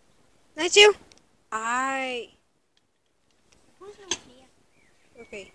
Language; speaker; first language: German; non-native, learner; Danish